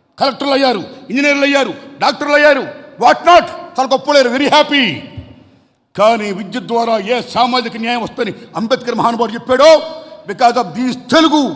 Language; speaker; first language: Telugu; native; Telugu